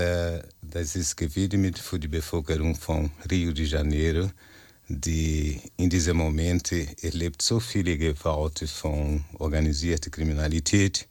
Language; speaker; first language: German; non-native, fluent; Portuguese